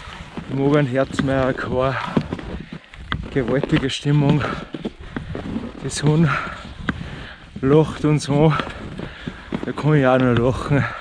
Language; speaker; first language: German; native; German